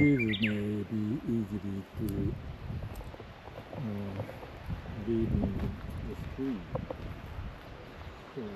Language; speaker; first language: English; non-native, learner; Japanese